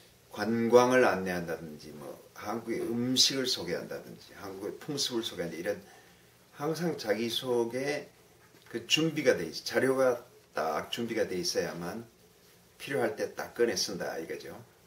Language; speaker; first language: Korean; native; Korean